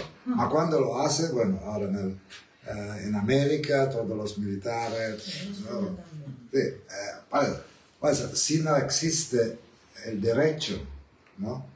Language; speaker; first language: Spanish; non-native, learner; Italian